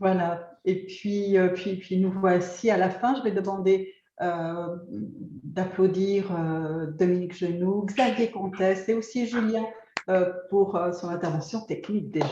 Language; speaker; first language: French; native; French